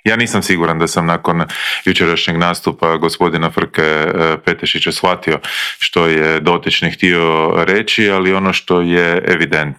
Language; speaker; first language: Croatian; native; Croatian